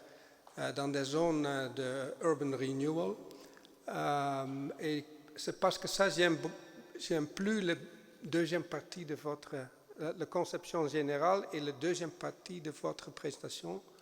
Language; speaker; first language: French; non-native, fluent; German